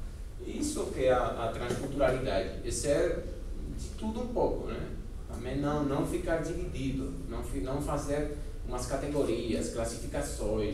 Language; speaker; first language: Portuguese; non-native, fluent; Spanish